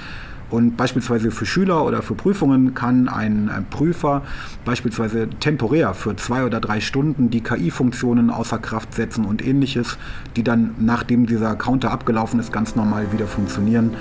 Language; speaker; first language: German; native; German